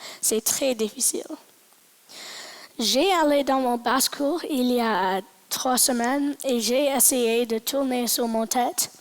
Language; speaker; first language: French; non-native, local second language; English